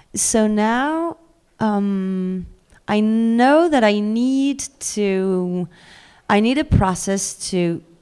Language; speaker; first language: English; non-native, fluent; French